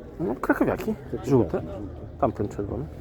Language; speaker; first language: Polish; native; Polish